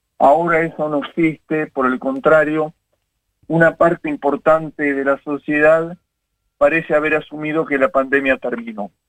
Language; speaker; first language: Spanish; native; Spanish